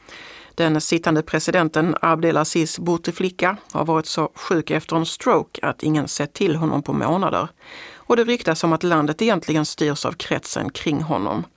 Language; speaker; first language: Swedish; native; Swedish